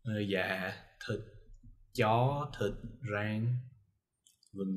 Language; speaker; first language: Vietnamese; non-native, learner; English